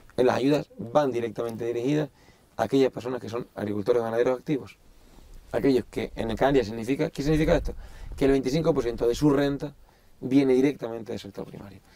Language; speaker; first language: Spanish; native; Spanish